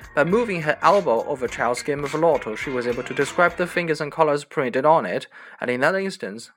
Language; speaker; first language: English; non-native, fluent; Chinese